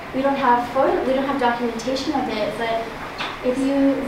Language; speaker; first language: English; native; English